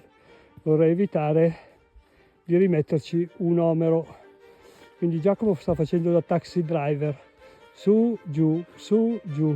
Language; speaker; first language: Italian; native; Italian